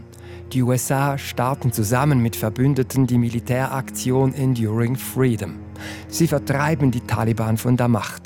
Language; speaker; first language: German; native; German